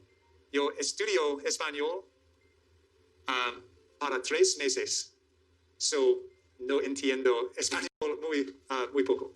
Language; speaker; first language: Spanish; non-native, learner; English